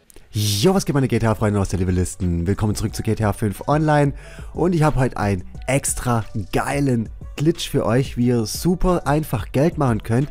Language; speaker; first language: German; native; German